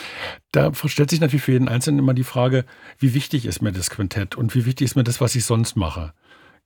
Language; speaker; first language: German; native; German